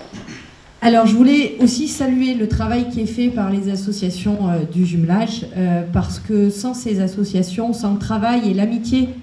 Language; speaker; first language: French; native; French